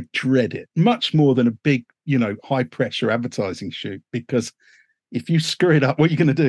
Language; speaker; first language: English; native; English